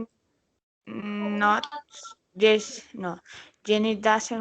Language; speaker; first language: English; non-native, learner; Spanish